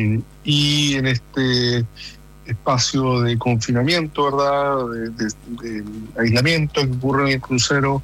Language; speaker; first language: Spanish; native; Spanish